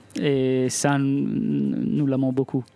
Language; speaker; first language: French; non-native, local second language; Italian